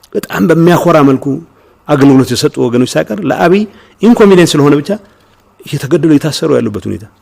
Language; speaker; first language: Amharic; non-native, local second language; Tigrinya